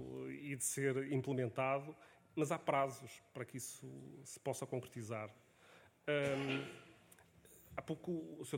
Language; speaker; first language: Portuguese; native; Portuguese